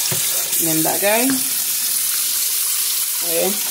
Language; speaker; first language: French; non-native, learner; Haitian Creole